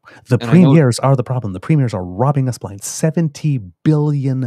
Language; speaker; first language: English; native; English